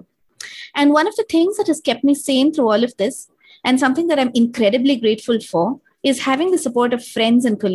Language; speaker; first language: English; non-native, local second language; Malayalam